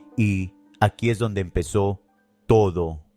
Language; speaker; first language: Spanish; native; Spanish